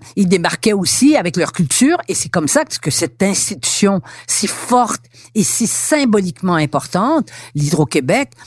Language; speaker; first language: French; native; French